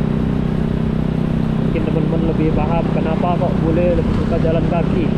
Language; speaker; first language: Indonesian; native; Indonesian